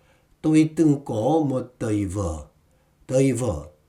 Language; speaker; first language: Vietnamese; non-native, fluent; Korean